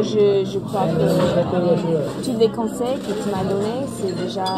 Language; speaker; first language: French; non-native, learner; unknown